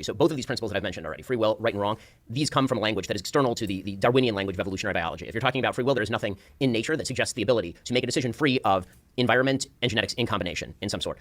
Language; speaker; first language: English; native; English